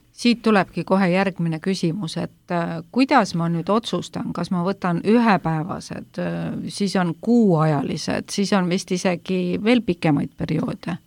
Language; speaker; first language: Estonian; native; Estonian